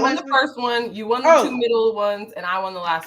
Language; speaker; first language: English; native; English